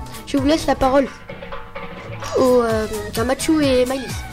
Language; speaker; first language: French; native; French